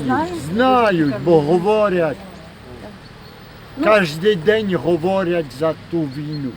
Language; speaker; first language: Ukrainian; non-native, learner; French